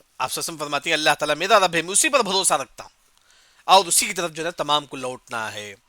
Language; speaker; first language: Urdu; native; Urdu